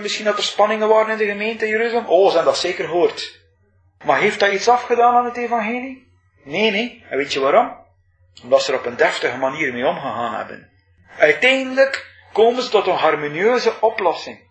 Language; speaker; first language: Dutch; native; Dutch